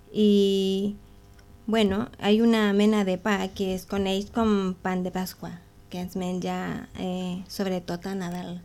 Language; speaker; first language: Catalan; non-native, learner; Spanish